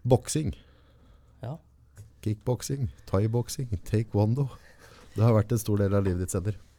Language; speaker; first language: Norwegian; native; Norwegian